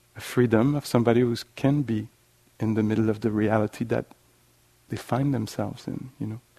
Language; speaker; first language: English; non-native, fluent; French